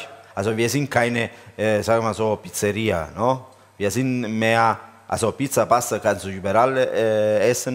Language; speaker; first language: German; non-native, learner; Italian